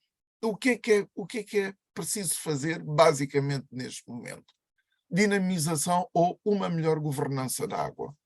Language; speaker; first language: Portuguese; non-native, local second language; Kabuverdianu